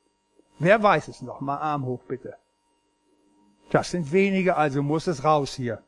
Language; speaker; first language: German; native; German